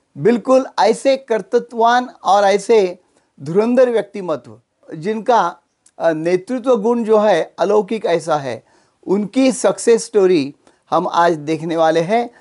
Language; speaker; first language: Hindi; non-native, local second language; Marathi